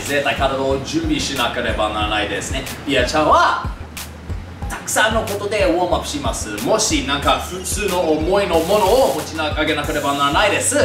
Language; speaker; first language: Japanese; non-native, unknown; English